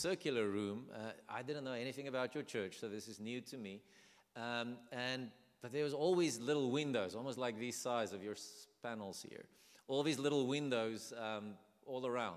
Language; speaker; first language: English; non-native, local second language; Afrikaans